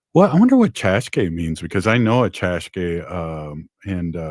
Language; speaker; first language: English; native; English